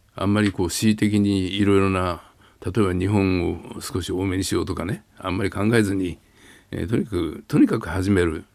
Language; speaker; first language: Japanese; native; Japanese